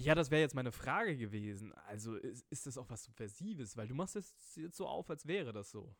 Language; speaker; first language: German; native; German